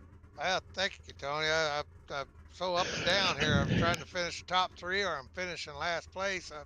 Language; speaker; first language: English; native; English